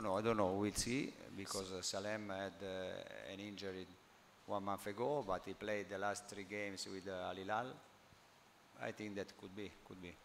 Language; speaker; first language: English; non-native, fluent; Italian